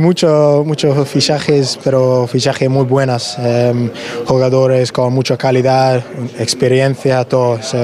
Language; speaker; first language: Spanish; non-native, learner; English